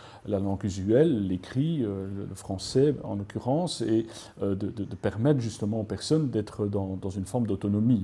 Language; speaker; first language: French; native; French